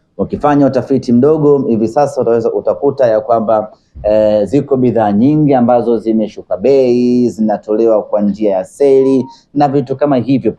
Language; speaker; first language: Swahili; native; Swahili